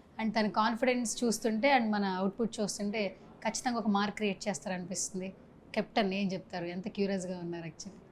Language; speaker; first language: Telugu; native; Telugu